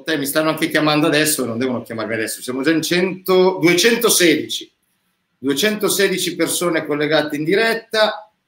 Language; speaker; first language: Italian; native; Italian